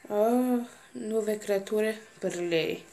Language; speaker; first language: Italian; native; Italian